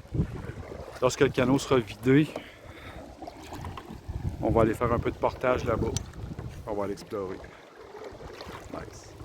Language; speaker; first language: French; native; French